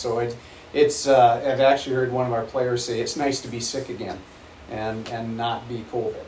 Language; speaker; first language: English; native; English